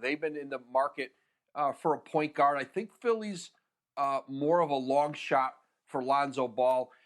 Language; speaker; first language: English; native; English